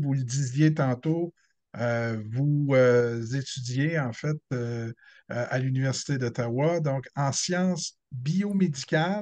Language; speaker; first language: French; native; French